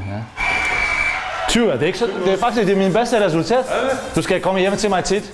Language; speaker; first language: Danish; non-native, learner; Polish